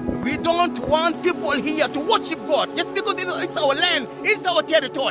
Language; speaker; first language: English; non-native, learner; Wolof